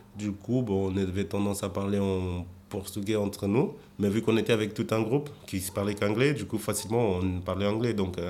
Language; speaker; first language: French; non-native, fluent; Portuguese